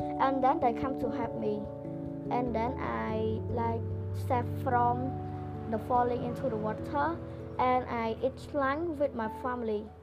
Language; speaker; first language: English; non-native, learner; Khmer